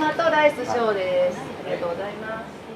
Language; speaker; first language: Japanese; native; Japanese